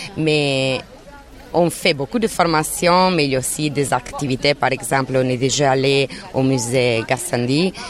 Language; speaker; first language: French; non-native, fluent; Italian